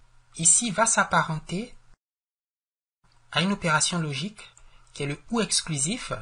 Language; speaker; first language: French; native; French